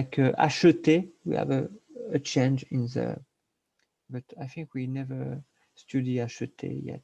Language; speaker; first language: English; non-native, learner; French